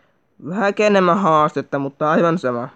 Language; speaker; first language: Finnish; native; Finnish